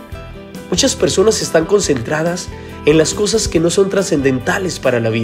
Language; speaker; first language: Spanish; native; Spanish